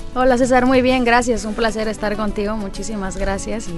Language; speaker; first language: Spanish; native; Spanish